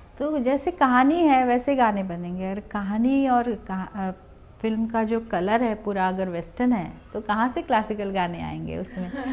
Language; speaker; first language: Hindi; non-native, local second language; Marathi